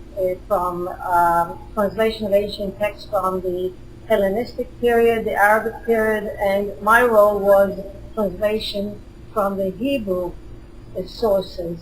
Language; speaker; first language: English; non-native, fluent; Hebrew